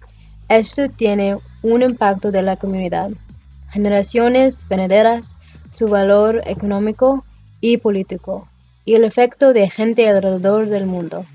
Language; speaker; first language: Spanish; non-native, learner; English